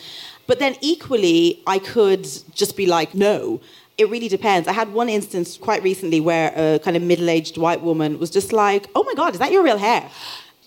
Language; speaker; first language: English; native; English